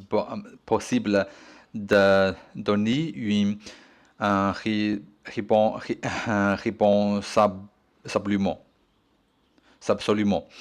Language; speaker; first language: French; non-native, learner; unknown